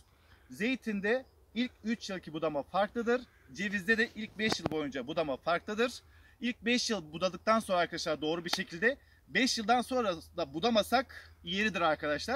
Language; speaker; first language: Turkish; native; Turkish